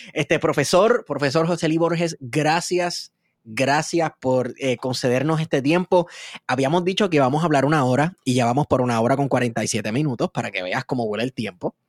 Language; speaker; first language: Spanish; native; Spanish